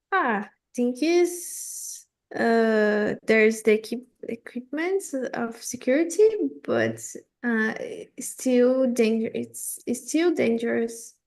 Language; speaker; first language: English; non-native, fluent; Portuguese